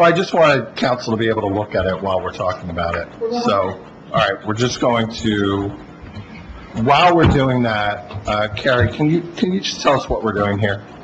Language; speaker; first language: English; native; English